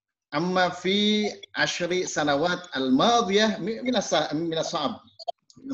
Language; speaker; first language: Arabic; non-native, fluent; Indonesian